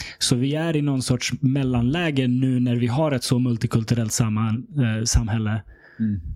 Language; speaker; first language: Swedish; early bilingual, other home language; Serbian